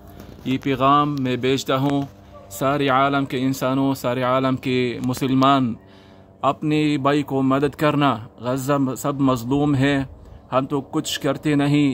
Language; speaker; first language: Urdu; non-native, learner; Arabic